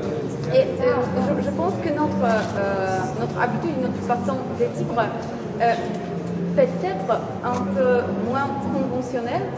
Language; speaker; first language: French; non-native, fluent; Polish